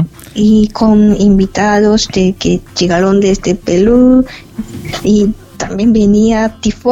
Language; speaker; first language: Spanish; non-native, fluent; Japanese